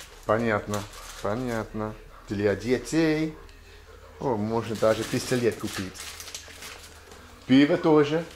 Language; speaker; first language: Russian; non-native, learner; English